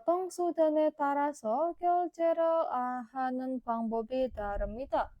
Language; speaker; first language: Korean; non-native, learner; Indonesian